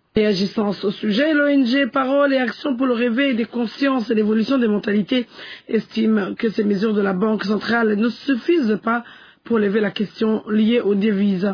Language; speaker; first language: French; non-native, local second language; Rundi